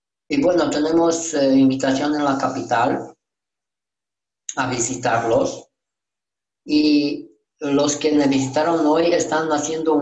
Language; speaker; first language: Spanish; non-native, learner; Romanian